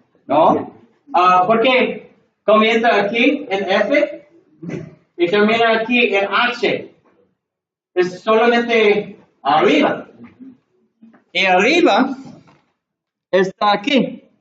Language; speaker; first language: Spanish; non-native, learner; English